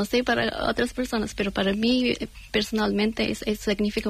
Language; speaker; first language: Spanish; non-native, learner; Persian